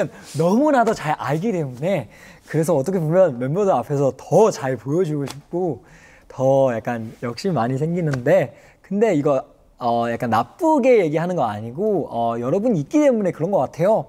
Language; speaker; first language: Korean; non-native, fluent; Chinese